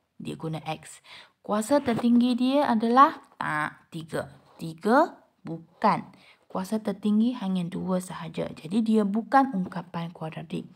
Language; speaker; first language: Malay; non-native, local second language; Chinese